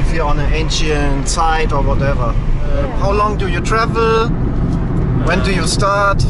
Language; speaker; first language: English; non-native, learner; German